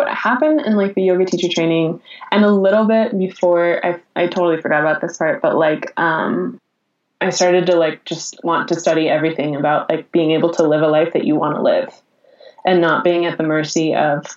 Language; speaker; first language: English; native; English